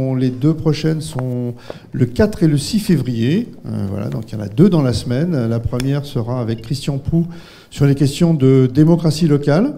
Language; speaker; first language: French; native; French